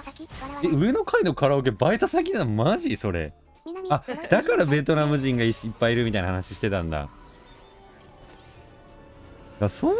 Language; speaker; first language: Japanese; native; Japanese